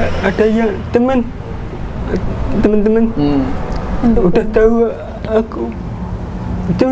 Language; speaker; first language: Indonesian; non-native, local second language; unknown